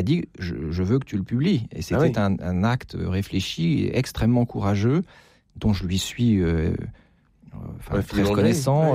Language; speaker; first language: French; native; French